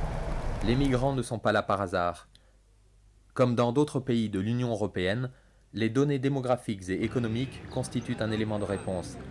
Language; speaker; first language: French; native; French